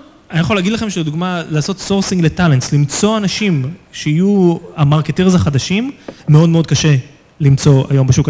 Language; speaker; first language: Hebrew; native; Hebrew